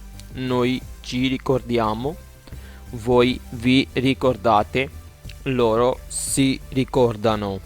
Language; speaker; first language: Italian; non-native, fluent; Urdu